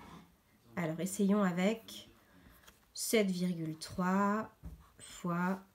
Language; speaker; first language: French; native; French